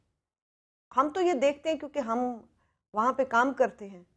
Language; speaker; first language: Urdu; native; Urdu